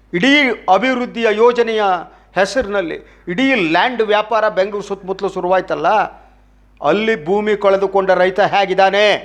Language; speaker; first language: Kannada; native; Kannada